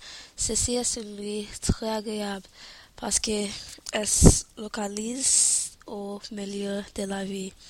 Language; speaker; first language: French; non-native, learner; English